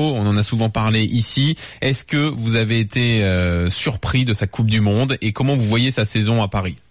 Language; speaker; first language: French; native; French